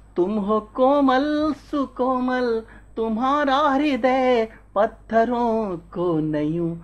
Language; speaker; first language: Hindi; native; Hindi